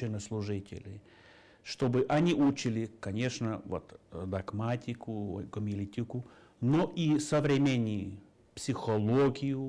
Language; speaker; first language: Russian; non-native, fluent; Finnish